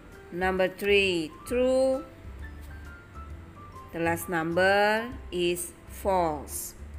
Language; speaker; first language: English; non-native, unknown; Indonesian